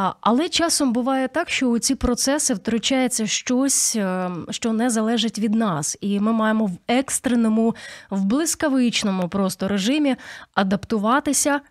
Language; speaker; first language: Ukrainian; native; Ukrainian